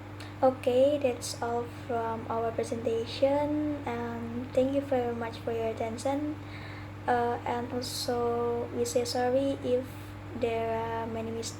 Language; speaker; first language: English; non-native, learner; Indonesian